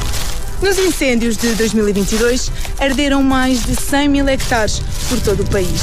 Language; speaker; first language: Portuguese; native; Portuguese